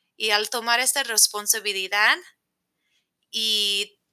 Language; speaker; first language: Spanish; non-native, fluent; English